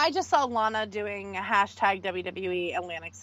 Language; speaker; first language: English; native; English